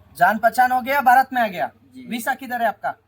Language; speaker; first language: Hindi; non-native, local second language; Kannada